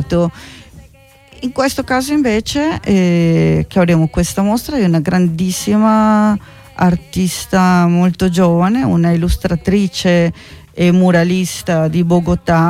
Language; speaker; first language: Italian; non-native, fluent; Spanish